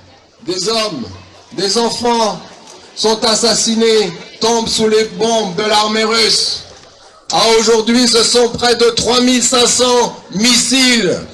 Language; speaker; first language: French; non-native, fluent; Ukrainian